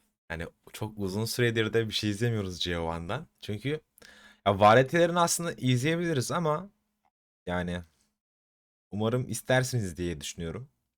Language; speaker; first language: Turkish; native; Turkish